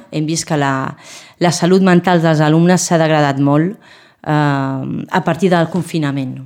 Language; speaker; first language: Catalan; non-native, local second language; Spanish